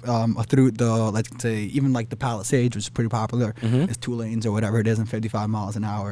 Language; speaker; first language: English; early bilingual, other home language; Yiddish